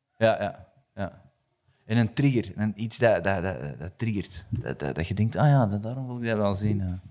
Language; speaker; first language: Dutch; native; Dutch